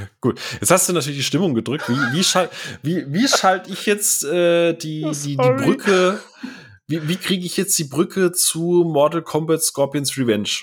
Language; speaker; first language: German; native; German